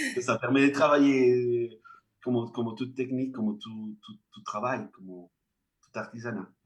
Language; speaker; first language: French; non-native, fluent; Spanish